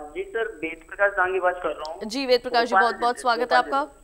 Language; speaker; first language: Hindi; native; Hindi